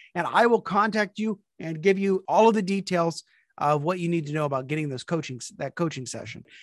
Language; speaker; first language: English; native; English